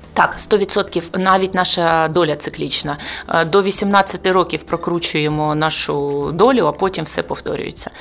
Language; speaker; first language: Ukrainian; non-native, local second language; Russian